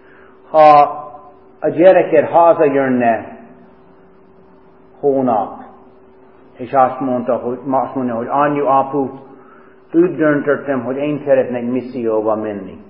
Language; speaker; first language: Hungarian; non-native, fluent; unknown